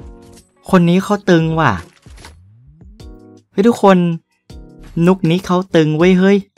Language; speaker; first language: Thai; native; Thai